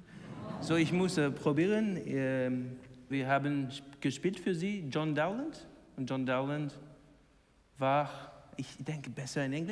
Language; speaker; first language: German; non-native, learner; English